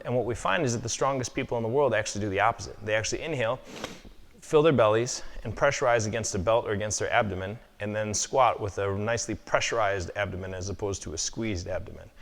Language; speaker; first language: English; native; English